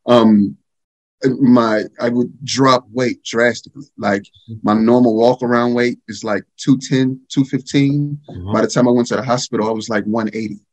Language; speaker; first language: English; native; English